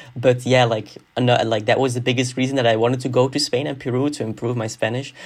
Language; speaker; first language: English; non-native, fluent; Dutch